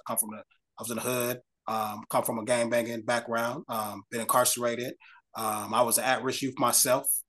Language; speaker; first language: English; native; English